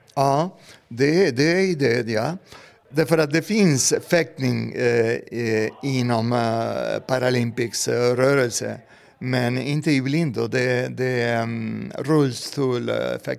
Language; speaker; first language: Swedish; non-native, fluent; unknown